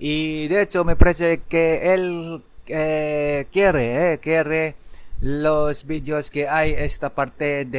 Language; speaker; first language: Spanish; non-native, learner; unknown